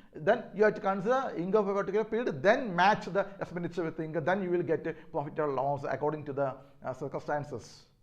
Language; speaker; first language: English; non-native, local second language; Malayalam